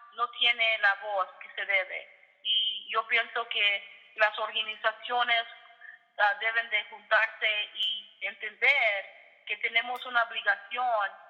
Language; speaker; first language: Spanish; early bilingual, other home language; English